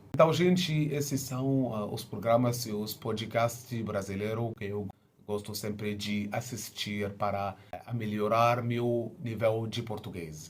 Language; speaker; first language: Portuguese; non-native, fluent; Arabic